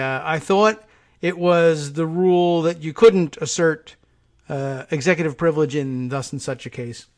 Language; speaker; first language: English; native; English